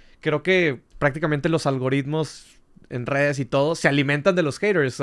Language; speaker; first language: Spanish; native; Spanish